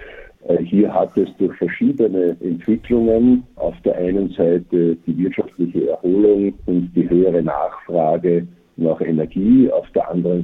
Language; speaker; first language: German; native; German